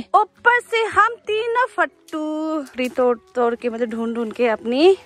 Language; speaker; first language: Hindi; non-native, local second language; Nepali